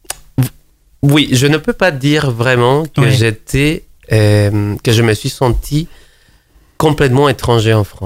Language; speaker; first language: French; non-native, fluent; Spanish